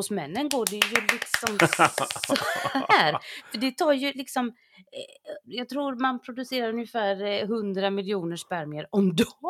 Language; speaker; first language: Swedish; native; Swedish